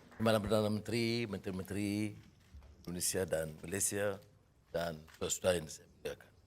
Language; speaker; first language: Malay; native; Malay